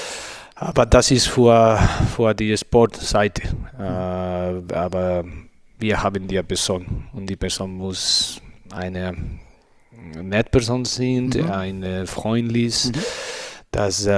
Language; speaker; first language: German; non-native, learner; Spanish